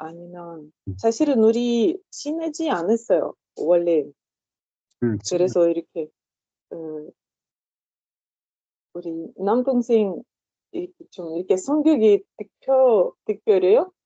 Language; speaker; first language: Korean; non-native, learner; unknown